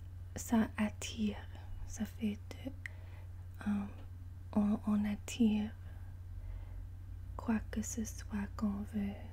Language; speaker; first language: French; non-native, learner; English